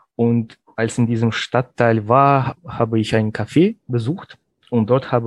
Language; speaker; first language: German; non-native, fluent; Russian